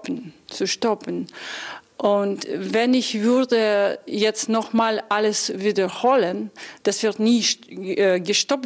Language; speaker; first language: German; non-native, fluent; Russian